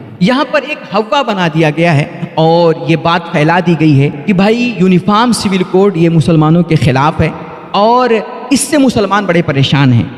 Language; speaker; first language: Urdu; native; Urdu